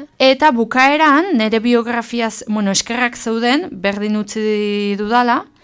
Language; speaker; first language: Basque; native; Basque